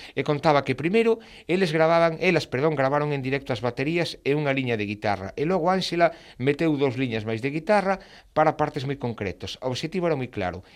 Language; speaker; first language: Galician; native; Galician